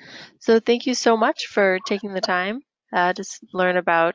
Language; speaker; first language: English; native; English